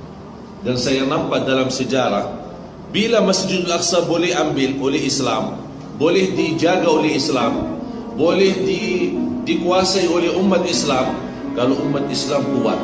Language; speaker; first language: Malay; non-native, fluent; Arabic